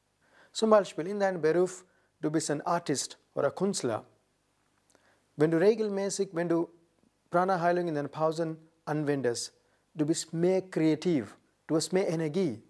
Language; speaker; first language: German; non-native, learner; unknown